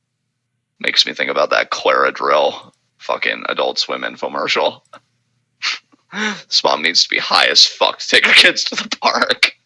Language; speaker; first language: English; native; English